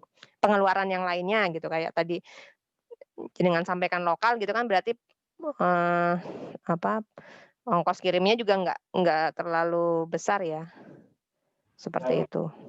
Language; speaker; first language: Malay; non-native, local second language; Javanese